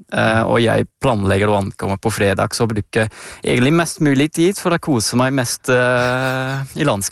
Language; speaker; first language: Norwegian; non-native, fluent; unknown